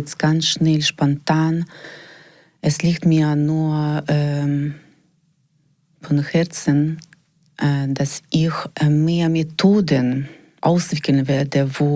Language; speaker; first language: German; non-native, learner; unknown